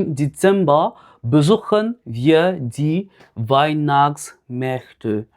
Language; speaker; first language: German; non-native, fluent; French